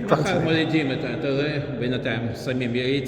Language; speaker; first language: Hebrew; non-native, local second language; Russian